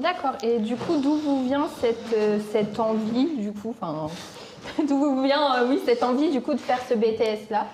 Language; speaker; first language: French; native; French